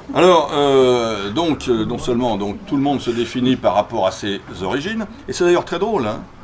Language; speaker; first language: French; native; French